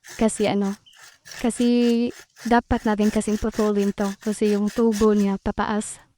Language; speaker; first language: Filipino; non-native, local second language; Cebuano